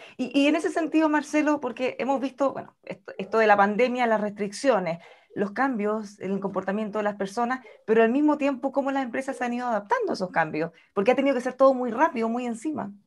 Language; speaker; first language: Spanish; native; Spanish